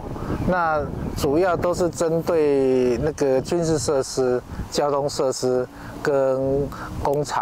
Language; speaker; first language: Chinese; native; Chinese